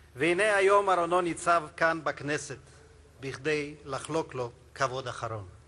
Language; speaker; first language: Hebrew; non-native, fluent; Russian